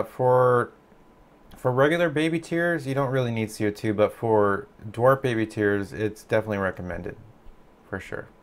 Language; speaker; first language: English; native; English